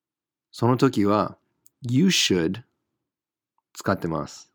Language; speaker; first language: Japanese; non-native, fluent; English